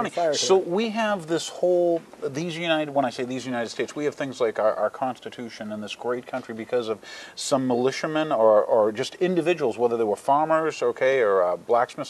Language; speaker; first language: English; native; English